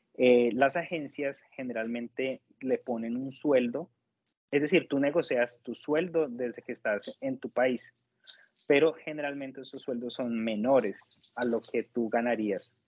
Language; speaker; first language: Spanish; native; Spanish